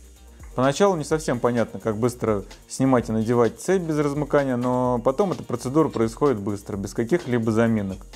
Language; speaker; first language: Russian; native; Russian